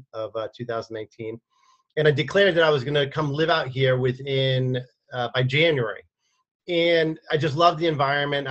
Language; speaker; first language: English; native; English